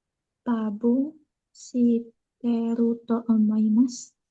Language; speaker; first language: Japanese; non-native, learner; Indonesian